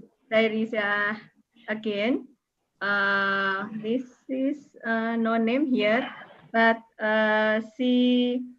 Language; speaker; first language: English; non-native, learner; Indonesian